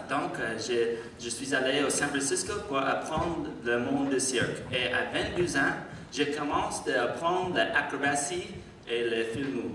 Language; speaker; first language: French; non-native, learner; English